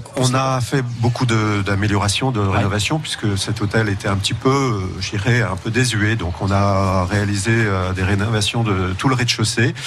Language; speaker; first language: French; native; French